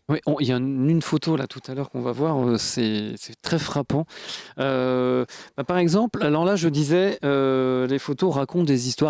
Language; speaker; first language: French; native; French